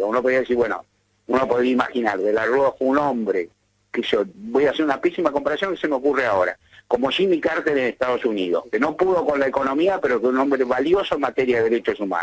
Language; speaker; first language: Spanish; native; Spanish